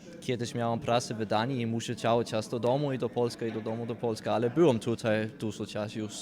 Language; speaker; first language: Polish; non-native, learner; Danish